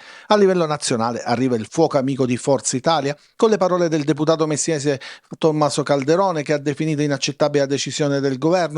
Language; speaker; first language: Italian; native; Italian